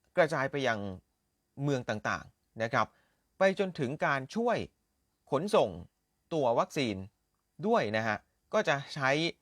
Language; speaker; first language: Thai; native; Thai